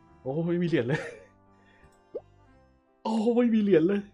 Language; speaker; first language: Thai; native; Thai